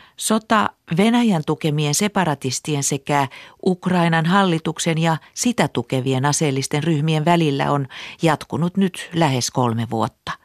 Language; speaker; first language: Finnish; native; Finnish